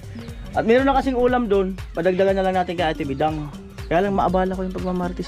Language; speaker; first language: Filipino; native; Filipino